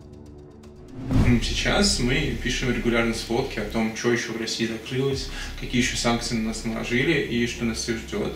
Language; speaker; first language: Russian; native; Russian